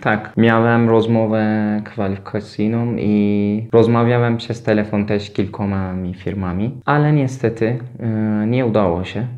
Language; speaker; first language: Polish; non-native, fluent; Turkish